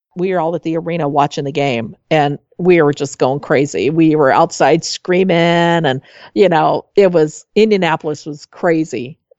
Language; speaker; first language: English; native; English